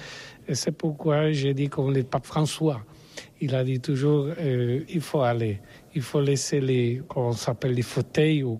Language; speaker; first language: French; non-native, learner; Polish